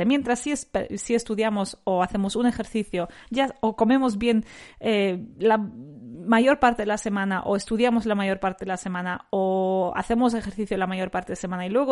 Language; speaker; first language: Spanish; native; Spanish